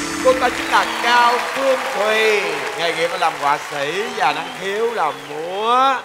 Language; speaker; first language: Vietnamese; native; Vietnamese